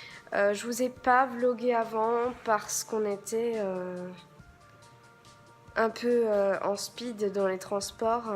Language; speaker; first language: French; native; French